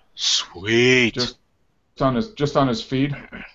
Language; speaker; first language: English; native; English